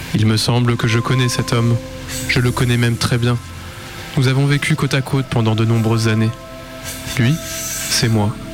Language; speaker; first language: French; native; French